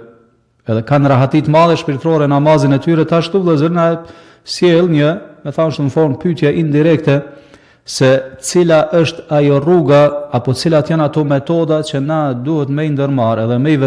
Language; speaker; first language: Albanian; native; Albanian